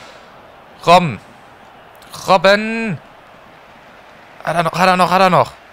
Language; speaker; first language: German; native; German